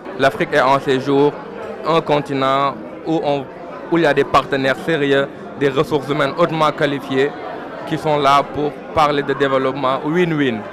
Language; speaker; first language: French; non-native, local second language; Wolof